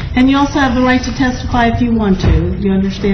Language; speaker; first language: English; native; English